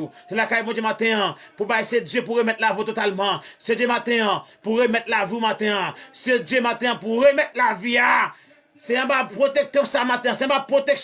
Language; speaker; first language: French; non-native, learner; Haitian Creole